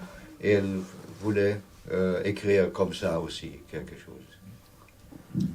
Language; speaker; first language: French; non-native, learner; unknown